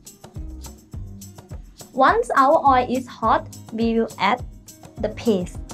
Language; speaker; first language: English; non-native, fluent; Thai